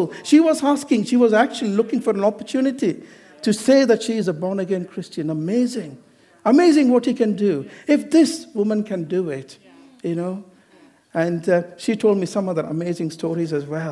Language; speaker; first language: English; non-native, local second language; Malayalam